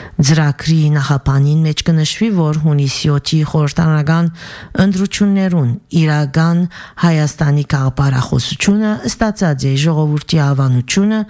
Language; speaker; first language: Armenian; early bilingual, heritage; Armenian